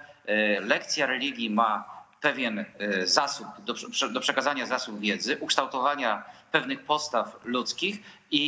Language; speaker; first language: Polish; native; Polish